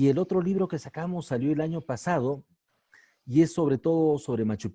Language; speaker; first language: Spanish; native; Spanish